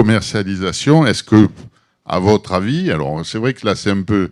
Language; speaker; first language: French; native; French